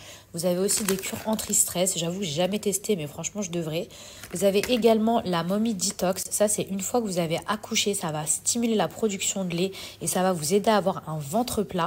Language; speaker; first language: French; native; French